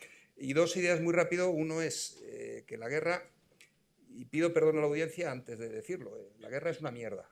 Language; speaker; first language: Spanish; native; Spanish